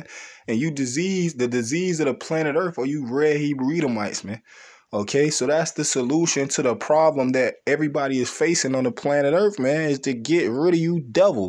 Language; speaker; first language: English; native; English